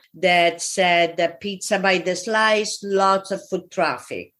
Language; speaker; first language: English; non-native, fluent; Italian